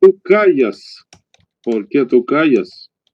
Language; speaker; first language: Spanish; non-native, learner; Russian